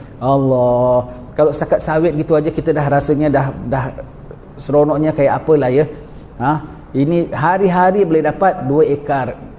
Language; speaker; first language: Malay; native; Malay